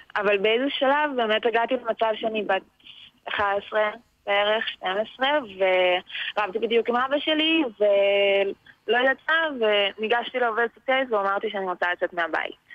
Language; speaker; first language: Hebrew; early bilingual, other home language; Russian